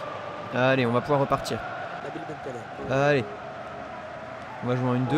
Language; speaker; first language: French; native; French